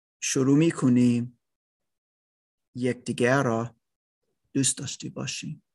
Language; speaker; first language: Persian; non-native, learner; English